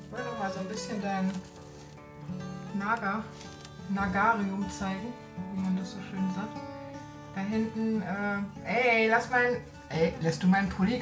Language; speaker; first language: German; native; German